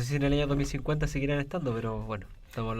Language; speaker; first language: Spanish; native; Spanish